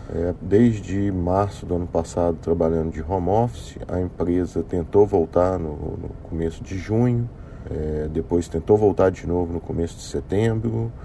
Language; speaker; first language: Portuguese; native; Portuguese